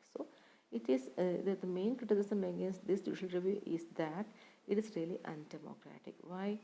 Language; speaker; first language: English; non-native, local second language; Malayalam